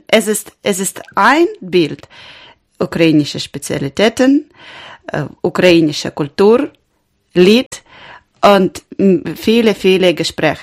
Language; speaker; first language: German; non-native, learner; Ukrainian